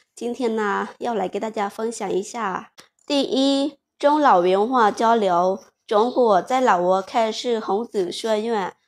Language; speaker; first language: Chinese; non-native, fluent; Lao